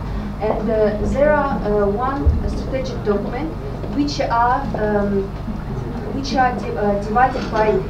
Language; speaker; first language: English; non-native, fluent; Russian